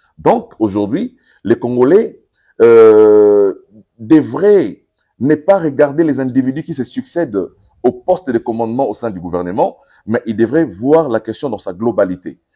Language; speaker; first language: French; non-native, local second language; Lingala